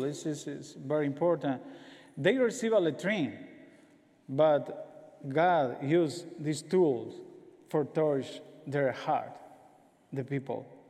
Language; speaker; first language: English; non-native, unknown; Spanish